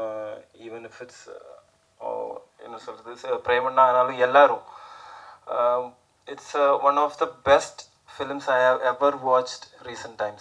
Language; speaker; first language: Tamil; non-native, learner; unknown